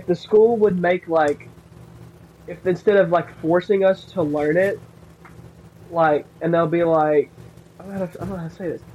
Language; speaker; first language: English; native; English